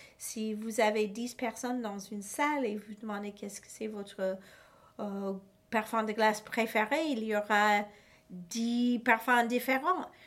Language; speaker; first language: French; non-native, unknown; English